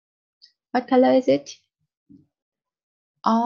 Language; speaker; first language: English; non-native, learner; Vietnamese